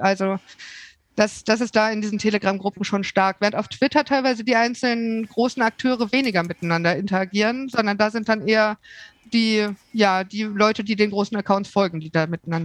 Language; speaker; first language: German; native; German